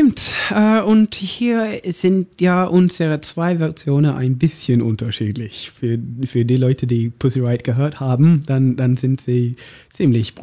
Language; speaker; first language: German; non-native, learner; Norwegian